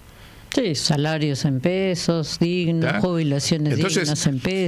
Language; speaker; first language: Spanish; native; Spanish